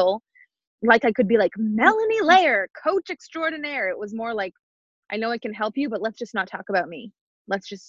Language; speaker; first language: English; non-native, fluent; French